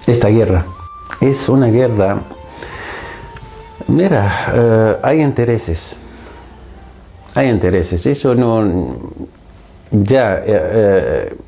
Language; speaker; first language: Spanish; non-native, fluent; Arabic